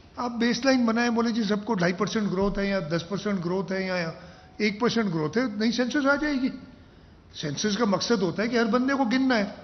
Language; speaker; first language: Urdu; non-native, local second language; Sindhi